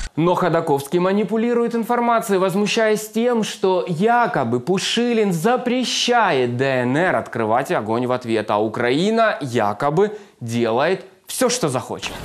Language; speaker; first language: Russian; native; Russian